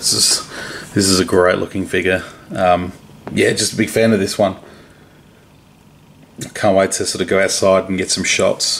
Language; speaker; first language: English; native; English